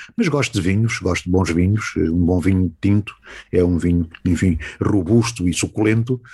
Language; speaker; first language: Portuguese; native; Portuguese